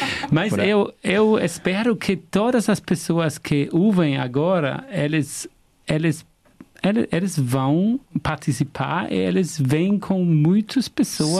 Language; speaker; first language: Portuguese; non-native, learner; German